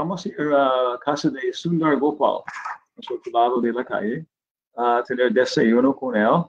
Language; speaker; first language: Spanish; non-native, fluent; English